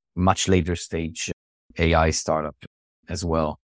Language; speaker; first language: English; non-native, fluent; Hebrew